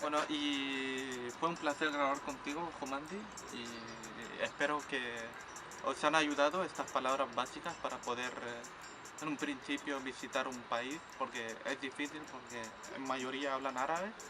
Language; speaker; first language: Spanish; non-native, local second language; Arabic